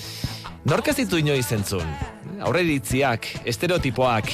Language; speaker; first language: Basque; native; Basque